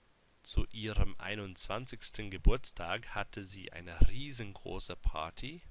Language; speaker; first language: German; non-native, fluent; English